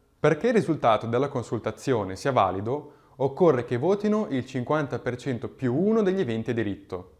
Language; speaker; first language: Italian; native; Italian